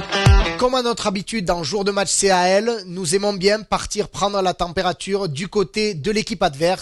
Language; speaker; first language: French; native; French